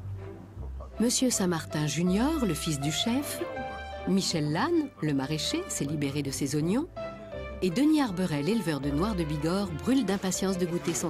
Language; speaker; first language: French; native; French